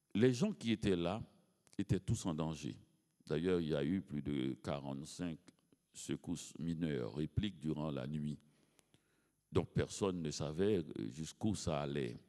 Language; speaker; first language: French; native; French